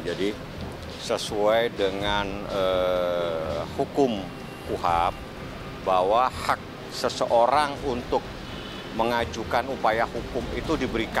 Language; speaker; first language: Indonesian; native; Indonesian